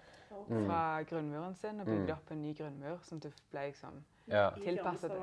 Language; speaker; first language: Norwegian; native; Norwegian